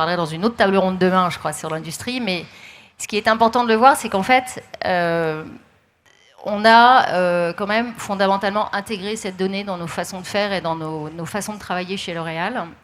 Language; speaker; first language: French; native; French